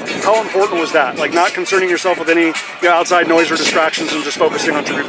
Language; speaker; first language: English; native; English